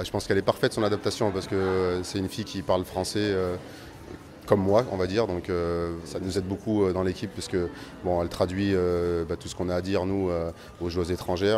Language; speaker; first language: French; native; French